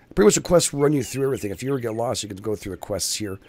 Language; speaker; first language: English; native; English